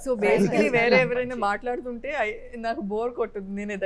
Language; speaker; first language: Telugu; non-native, fluent; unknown